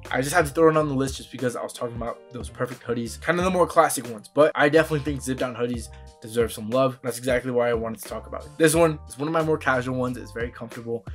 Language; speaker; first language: English; native; English